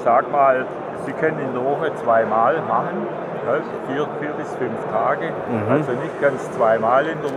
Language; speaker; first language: German; native; German